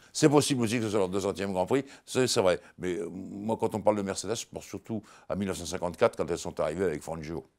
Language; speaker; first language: French; native; French